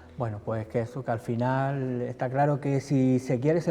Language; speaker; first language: Spanish; native; Spanish